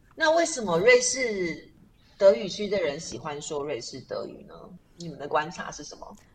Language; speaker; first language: Chinese; native; Chinese